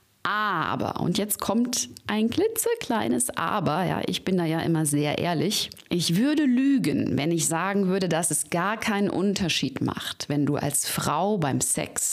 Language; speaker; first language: German; native; German